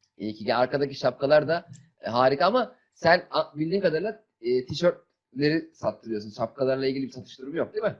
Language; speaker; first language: Turkish; native; Turkish